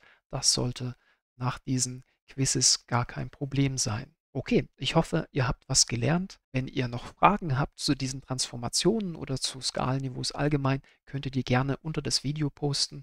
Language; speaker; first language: German; native; German